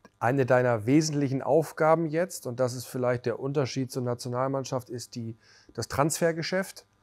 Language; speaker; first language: German; native; German